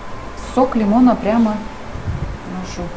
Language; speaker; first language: Russian; native; Russian